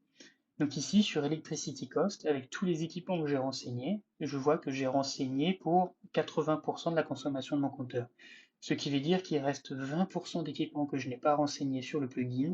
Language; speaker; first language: French; native; French